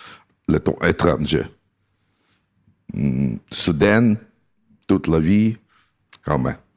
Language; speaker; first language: French; non-native, learner; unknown